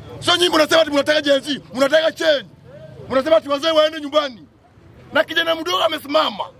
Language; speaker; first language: Swahili; non-native, local second language; Luo (Kenya and Tanzania)